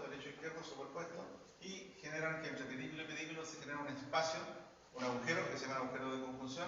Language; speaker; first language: Spanish; native; Spanish